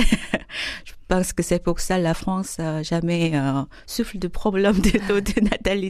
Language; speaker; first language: French; non-native, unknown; Korean